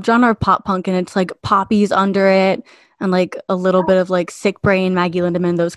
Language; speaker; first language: English; native; English